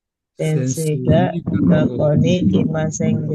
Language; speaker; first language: Japanese; non-native, learner; Indonesian